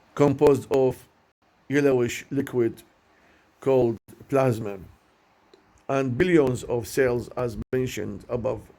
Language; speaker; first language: English; non-native, learner; Arabic